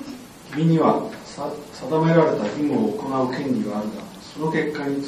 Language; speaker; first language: Japanese; native; Japanese